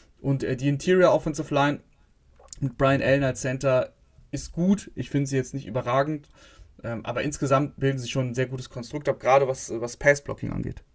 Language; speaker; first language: German; native; German